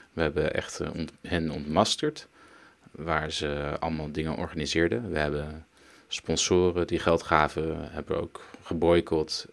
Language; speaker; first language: Dutch; early bilingual, other home language; Turkish